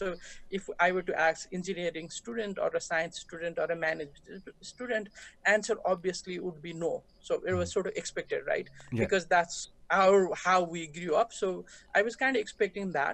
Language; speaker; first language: English; non-native, local second language; Nepali